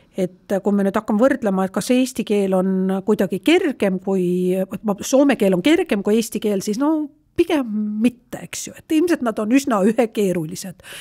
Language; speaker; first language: Estonian; native; Estonian